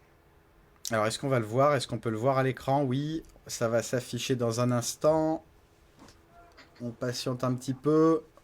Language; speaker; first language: French; native; French